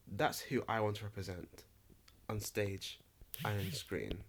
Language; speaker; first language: English; native; English